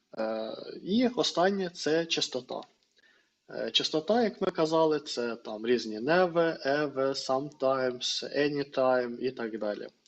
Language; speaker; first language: Ukrainian; non-native, local second language; Russian